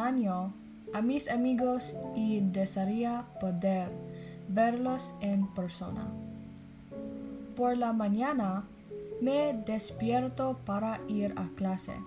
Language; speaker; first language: Spanish; non-native, learner; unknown